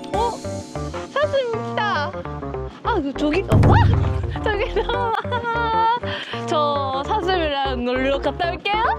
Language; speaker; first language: Korean; non-native, learner; Japanese